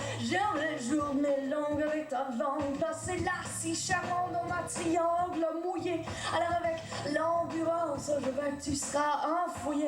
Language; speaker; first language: French; non-native, learner; English